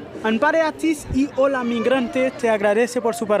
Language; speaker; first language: Spanish; non-native, learner; Haitian Creole